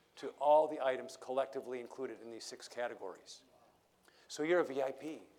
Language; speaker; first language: English; native; English